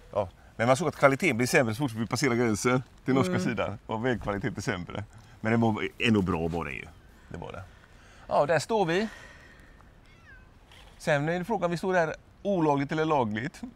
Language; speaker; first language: Swedish; native; Swedish